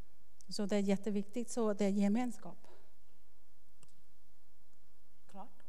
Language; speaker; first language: Swedish; non-native, fluent; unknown